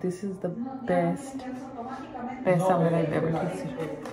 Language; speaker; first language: English; early bilingual, other home language; Spanish